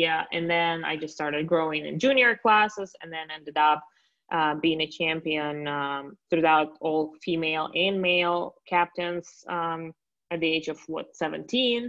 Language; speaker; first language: English; non-native, fluent; Russian